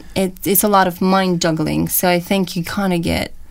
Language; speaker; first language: English; non-native, fluent; Romanian